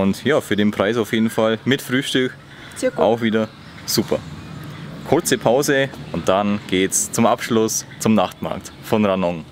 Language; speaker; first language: German; native; German